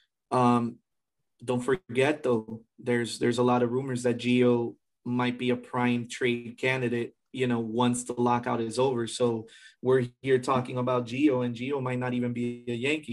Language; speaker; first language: English; early bilingual, other home language; Spanish